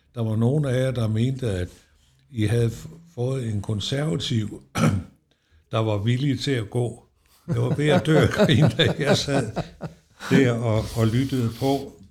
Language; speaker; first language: Danish; native; Danish